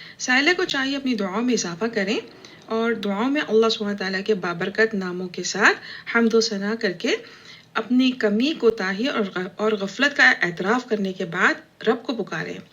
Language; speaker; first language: Urdu; native; Urdu